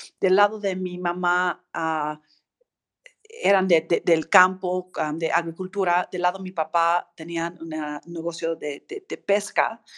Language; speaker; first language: Spanish; non-native, fluent; English